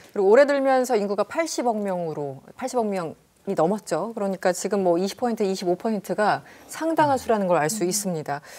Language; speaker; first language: Korean; native; Korean